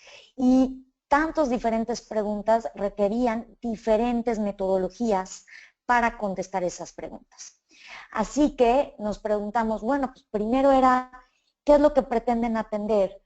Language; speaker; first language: Spanish; native; Spanish